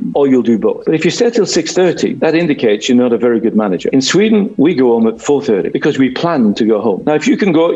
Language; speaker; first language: English; native; English